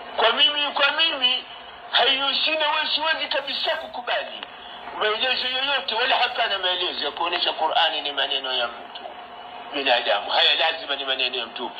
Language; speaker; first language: Swahili; native; Swahili